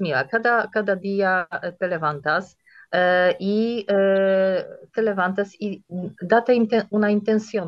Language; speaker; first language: Spanish; non-native, fluent; Polish